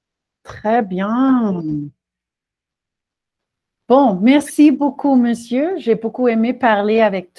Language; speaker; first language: French; non-native, fluent; Spanish